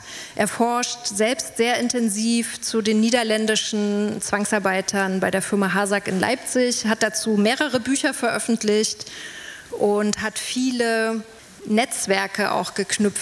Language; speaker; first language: German; native; German